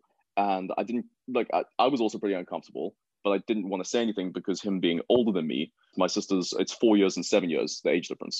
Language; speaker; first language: English; native; English